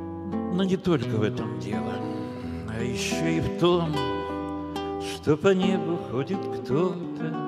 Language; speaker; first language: Russian; native; Russian